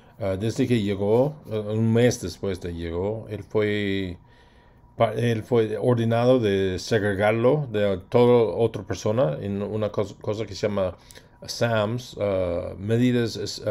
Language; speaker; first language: Spanish; non-native, fluent; English